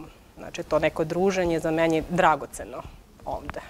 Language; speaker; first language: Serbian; non-native, fluent; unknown